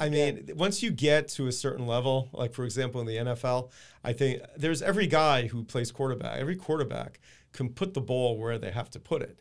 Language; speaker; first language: English; native; English